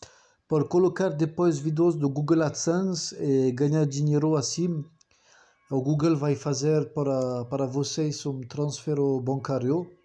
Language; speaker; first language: Portuguese; non-native, learner; French